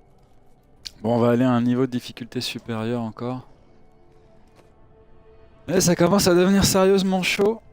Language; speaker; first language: French; native; French